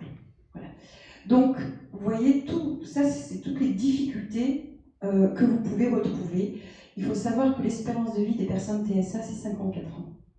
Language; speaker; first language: French; native; French